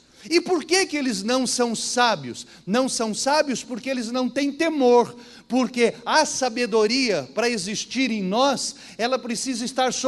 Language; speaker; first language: Portuguese; native; Portuguese